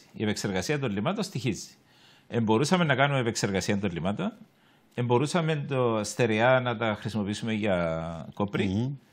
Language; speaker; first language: Greek; native; Greek